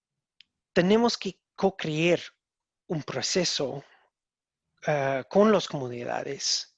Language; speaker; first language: Spanish; non-native, learner; English